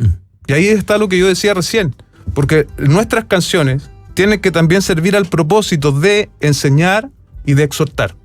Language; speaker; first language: Spanish; native; Spanish